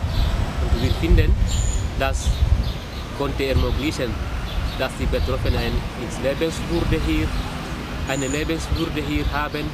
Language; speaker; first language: German; non-native, fluent; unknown